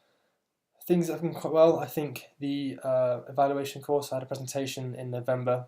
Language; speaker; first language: English; native; English